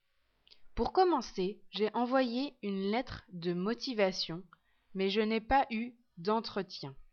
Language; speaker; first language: French; non-native, learner; English